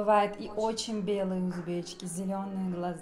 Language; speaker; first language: Russian; non-native, local second language; Uzbek